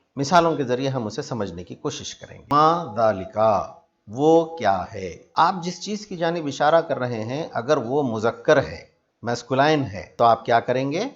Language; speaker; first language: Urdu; native; Urdu